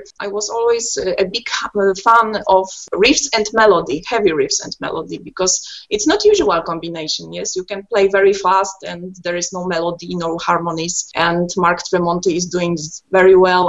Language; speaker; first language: English; non-native, fluent; Polish